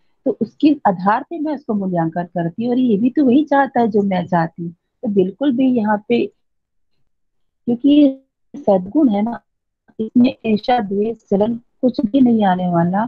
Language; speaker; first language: Hindi; native; Hindi